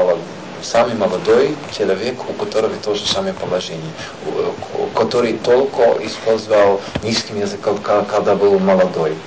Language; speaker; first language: Russian; non-native, learner; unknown